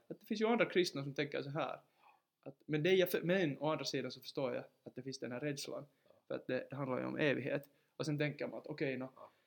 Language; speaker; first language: Swedish; native; Swedish